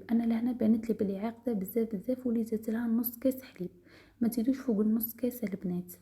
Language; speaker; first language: Arabic; native; Arabic